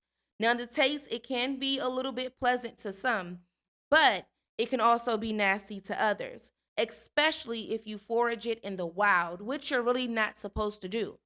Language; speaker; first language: English; native; English